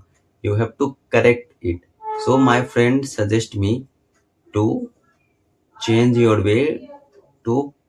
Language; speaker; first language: English; non-native, learner; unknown